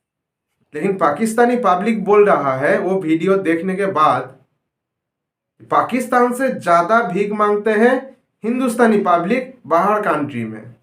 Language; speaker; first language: Hindi; non-native, local second language; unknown